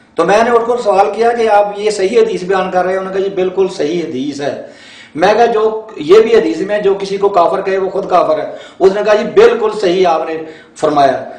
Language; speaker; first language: Urdu; non-native, local second language; Punjabi